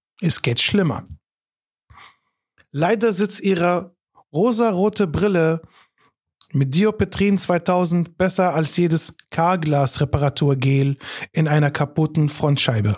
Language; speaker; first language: German; non-native, fluent; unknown